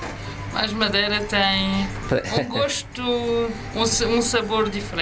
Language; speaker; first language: Portuguese; early bilingual, heritage; Portuguese